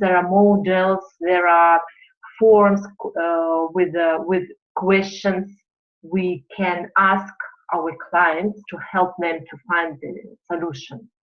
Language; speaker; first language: English; non-native, fluent; Russian